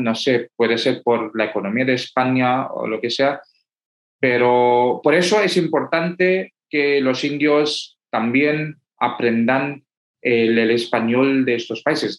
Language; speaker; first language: Spanish; non-native, fluent; Hindi